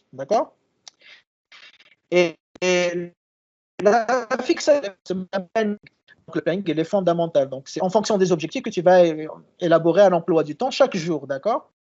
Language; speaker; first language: French; non-native, local second language; Arabic